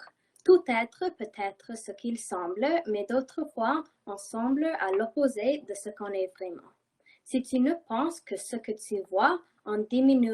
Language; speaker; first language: French; non-native, local second language; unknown